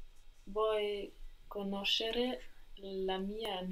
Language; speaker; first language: Italian; non-native, learner; English